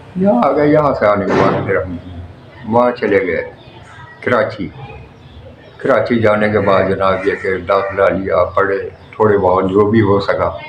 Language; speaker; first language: Urdu; native; Urdu